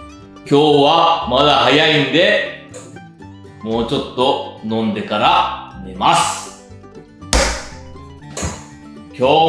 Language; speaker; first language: Japanese; native; Japanese